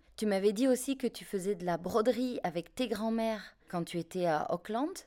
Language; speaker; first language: French; native; French